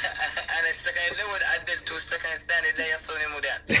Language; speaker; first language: Arabic; native; Arabic